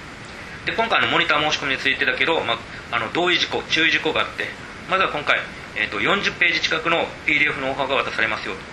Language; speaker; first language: Japanese; native; Japanese